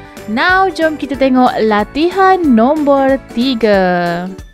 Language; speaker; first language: Malay; native; Malay